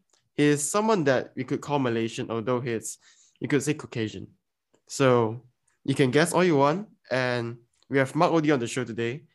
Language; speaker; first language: English; non-native, local second language; Chinese